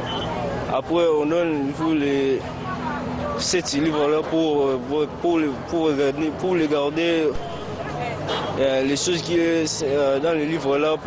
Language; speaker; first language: French; non-native, learner; Lingala